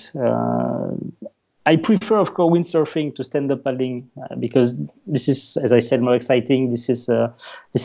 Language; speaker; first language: English; non-native, fluent; French